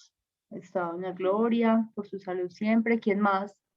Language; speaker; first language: Spanish; native; Spanish